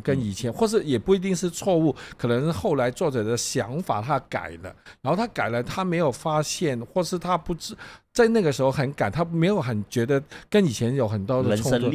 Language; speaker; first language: Chinese; non-native, local second language; Cantonese